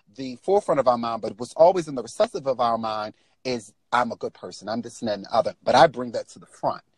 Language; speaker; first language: English; native; English